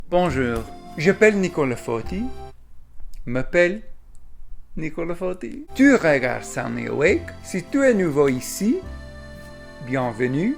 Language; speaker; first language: French; non-native, learner; English